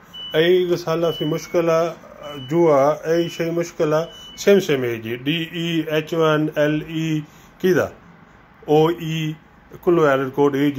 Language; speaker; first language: Arabic; non-native, learner; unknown